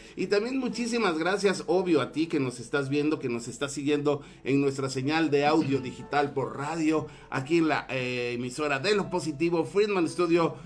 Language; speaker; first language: Spanish; native; Spanish